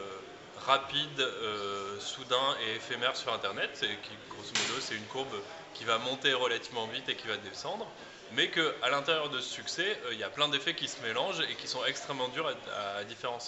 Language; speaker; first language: French; native; French